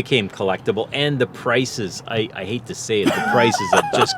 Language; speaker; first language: English; native; English